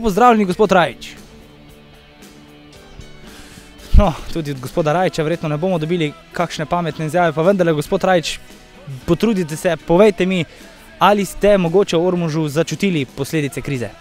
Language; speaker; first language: Slovenian; native; Slovenian